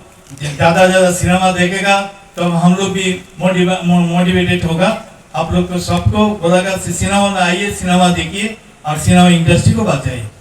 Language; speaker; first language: Hindi; non-native, local second language; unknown